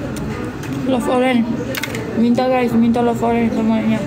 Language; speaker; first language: Indonesian; non-native, fluent; Turkish